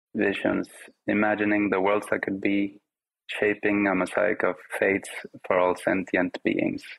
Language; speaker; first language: English; non-native, fluent; Swedish